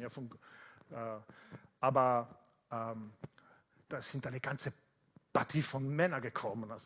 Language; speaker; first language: German; non-native, fluent; Italian